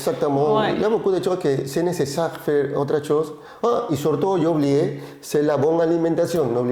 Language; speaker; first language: French; non-native, learner; Spanish